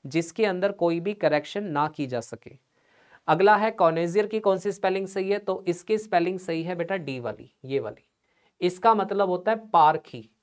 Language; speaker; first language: Hindi; non-native, local second language; Punjabi